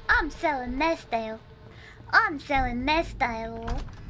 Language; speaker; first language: English; non-native, fluent; Japanese